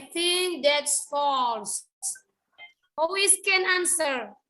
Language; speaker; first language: English; non-native, learner; Indonesian